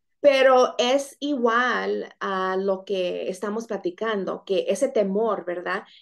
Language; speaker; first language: Spanish; native; Spanish